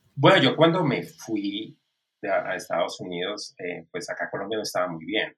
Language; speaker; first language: Spanish; native; Spanish